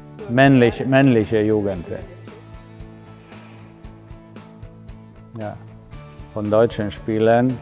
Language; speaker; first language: German; non-native, fluent; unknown